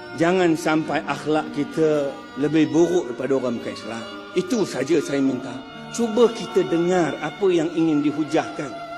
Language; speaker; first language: Malay; non-native, local second language; Chinese